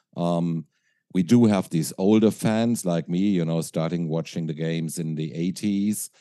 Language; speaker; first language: English; non-native, fluent; German